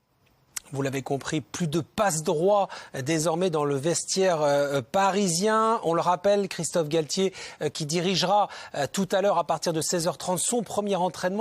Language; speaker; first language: French; native; French